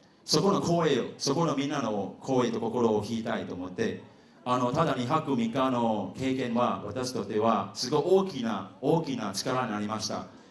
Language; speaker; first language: Japanese; non-native, fluent; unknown